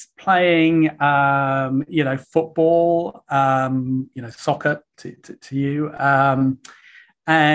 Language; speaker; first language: English; native; English